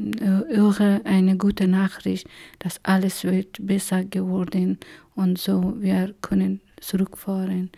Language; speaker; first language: German; non-native, learner; Persian